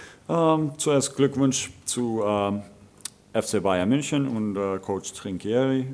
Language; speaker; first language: German; non-native, fluent; Finnish